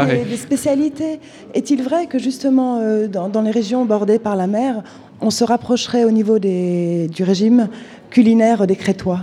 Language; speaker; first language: French; native; French